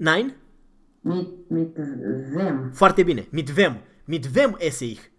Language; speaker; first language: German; non-native, fluent; Romanian